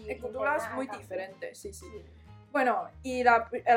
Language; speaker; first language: Spanish; non-native, learner; Chinese